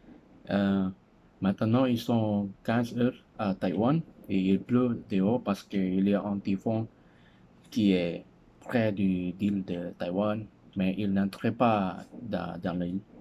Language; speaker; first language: French; non-native, learner; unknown